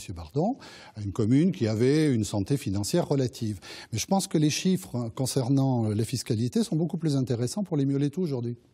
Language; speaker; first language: French; native; French